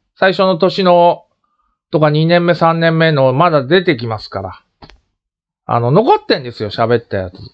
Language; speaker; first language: Japanese; native; Japanese